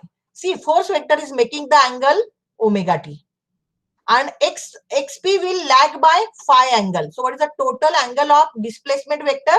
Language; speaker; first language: English; non-native, local second language; Marathi